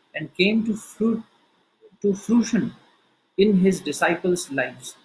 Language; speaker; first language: English; non-native, local second language; Hindi